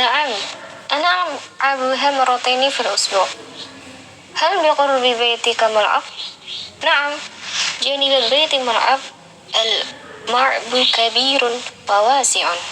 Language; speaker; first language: Arabic; non-native, learner; Indonesian